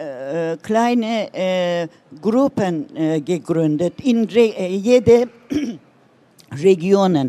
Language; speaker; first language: German; non-native, learner; Turkish